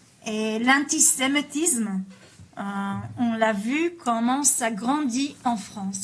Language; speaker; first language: French; early bilingual, heritage; Hebrew